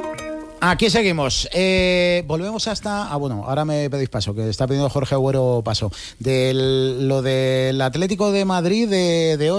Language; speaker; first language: Spanish; native; Spanish